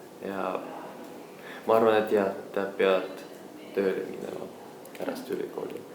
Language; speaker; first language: Estonian; non-native, local second language; Russian